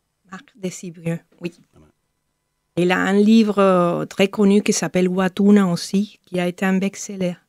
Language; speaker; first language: French; non-native, fluent; Spanish